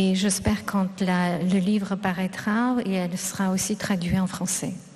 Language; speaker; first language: French; non-native, fluent; Russian